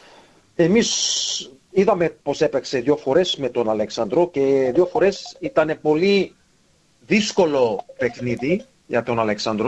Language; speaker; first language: Greek; early bilingual, heritage; Greek